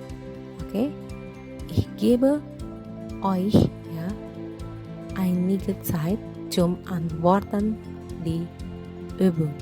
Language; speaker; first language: German; non-native, fluent; Indonesian